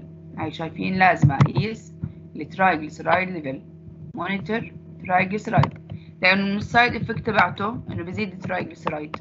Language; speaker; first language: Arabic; native; Arabic